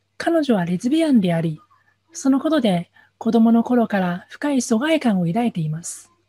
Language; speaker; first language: Japanese; non-native, fluent; Chinese